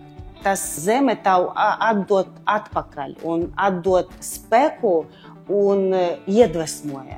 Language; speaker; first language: Latvian; non-native, local second language; Russian